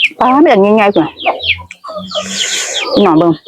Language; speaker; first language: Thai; non-native, local second language; Northeastern Thai